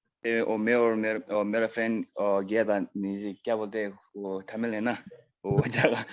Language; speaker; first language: Hindi; non-native, fluent; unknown